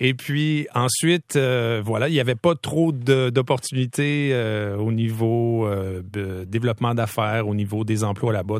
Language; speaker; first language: French; native; French